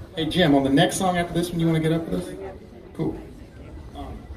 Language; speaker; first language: English; native; English